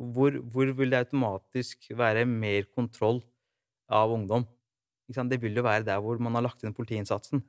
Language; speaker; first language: Norwegian; native; Norwegian